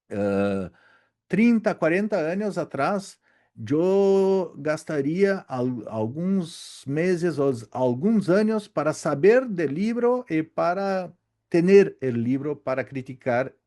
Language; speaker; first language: Spanish; non-native, learner; Portuguese